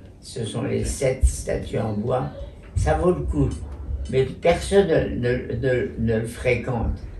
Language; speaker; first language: French; native; French